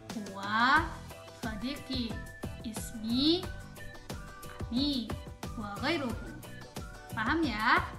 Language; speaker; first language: Arabic; non-native, learner; Indonesian